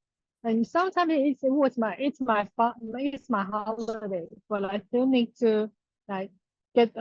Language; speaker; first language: English; non-native, learner; Chinese